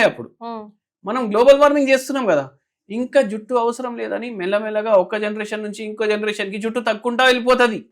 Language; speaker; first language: Telugu; native; Telugu